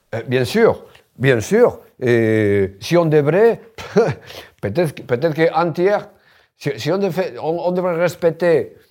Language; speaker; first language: French; non-native, fluent; Spanish